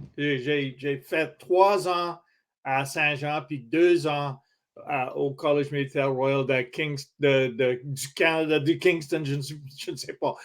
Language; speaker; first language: French; non-native, local second language; English